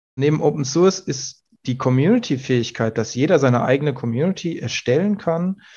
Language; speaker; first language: German; native; German